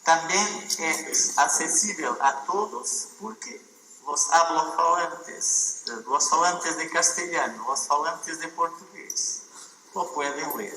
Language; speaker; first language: Portuguese; non-native, fluent; Spanish